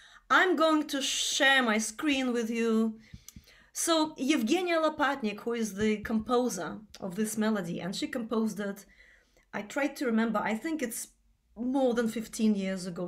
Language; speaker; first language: English; non-native, fluent; Russian